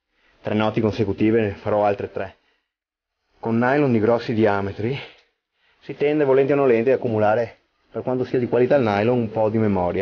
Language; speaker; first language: Italian; native; Italian